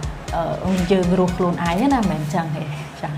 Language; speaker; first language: Khmer; native; Khmer